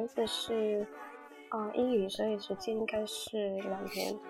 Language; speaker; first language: Chinese; non-native, learner; Vietnamese